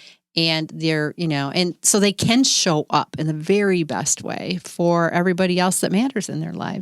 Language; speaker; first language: English; native; English